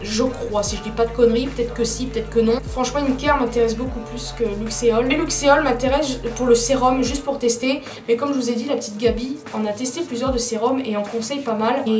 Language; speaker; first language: French; native; French